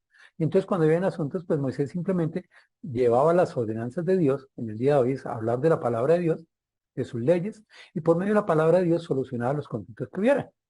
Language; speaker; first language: Spanish; native; Spanish